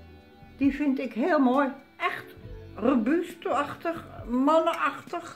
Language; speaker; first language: Dutch; native; Dutch